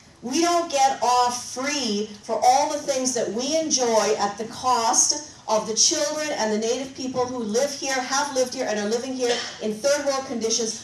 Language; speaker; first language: English; native; English